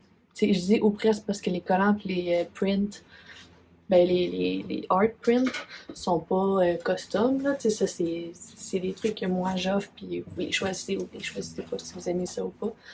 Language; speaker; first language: French; native; French